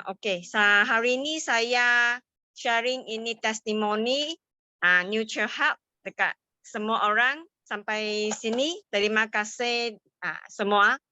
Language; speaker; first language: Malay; non-native, local second language; Chinese